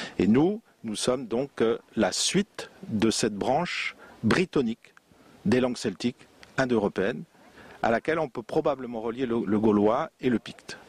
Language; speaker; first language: French; non-native, local second language; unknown